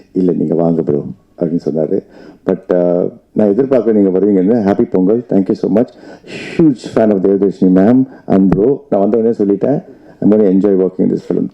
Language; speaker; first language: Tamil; native; Tamil